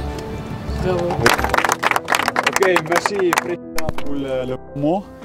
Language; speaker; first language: French; non-native, learner; Dutch